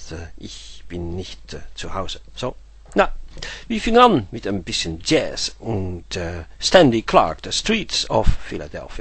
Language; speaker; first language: German; non-native, learner; Dutch